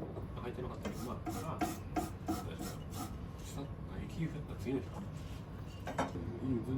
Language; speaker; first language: Japanese; native; Japanese